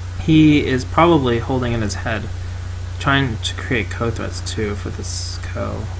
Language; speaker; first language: English; native; English